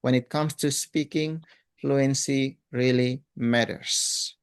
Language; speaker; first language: English; non-native, fluent; Indonesian